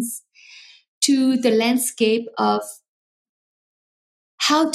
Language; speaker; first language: English; non-native, fluent; French